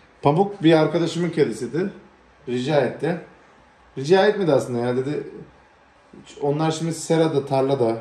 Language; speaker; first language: Turkish; native; Turkish